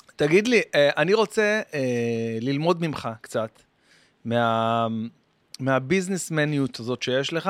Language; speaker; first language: Hebrew; native; Hebrew